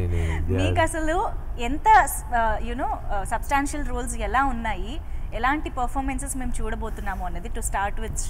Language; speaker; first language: Telugu; native; Telugu